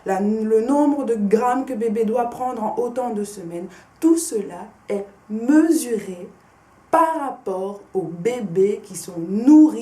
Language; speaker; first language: French; native; French